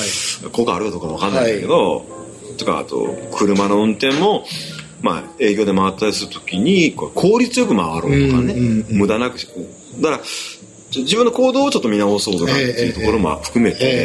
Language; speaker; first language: Japanese; native; Japanese